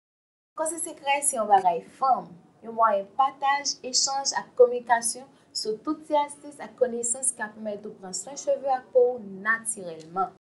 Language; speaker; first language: Haitian Creole; native; Haitian Creole